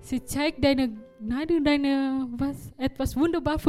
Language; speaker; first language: German; non-native, learner; Indonesian